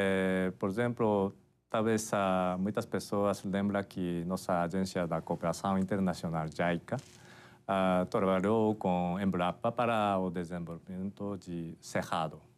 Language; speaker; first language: Portuguese; non-native, fluent; Japanese